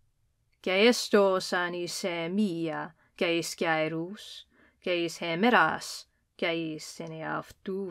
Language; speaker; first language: Greek; non-native, fluent; English